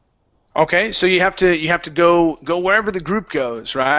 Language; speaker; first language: English; native; English